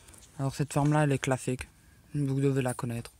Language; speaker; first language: French; native; French